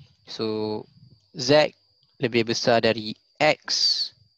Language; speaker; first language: Malay; native; Malay